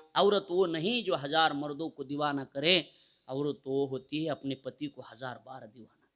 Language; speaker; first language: Hindi; non-native, local second language; Marathi